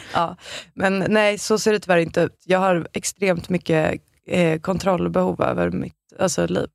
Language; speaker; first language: Swedish; native; Swedish